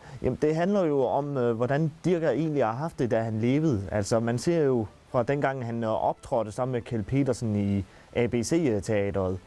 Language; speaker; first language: Danish; native; Danish